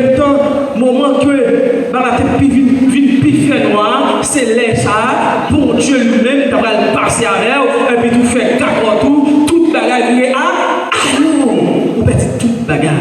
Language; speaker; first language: French; non-native, local second language; Haitian Creole